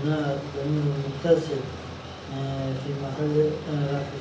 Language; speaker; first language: Arabic; non-native, learner; Chechen